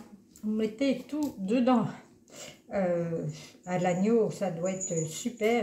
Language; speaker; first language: French; native; French